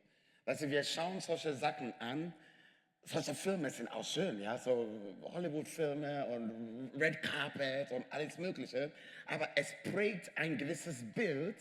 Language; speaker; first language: German; non-native, fluent; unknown